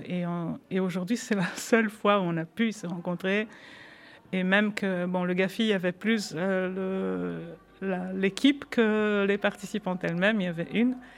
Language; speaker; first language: French; non-native, fluent; Portuguese